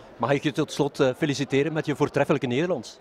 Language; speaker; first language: Dutch; native; Dutch